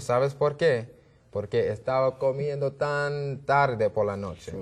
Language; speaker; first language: Spanish; non-native, learner; English